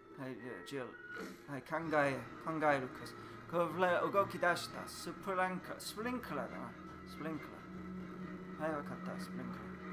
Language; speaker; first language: Japanese; non-native, learner; English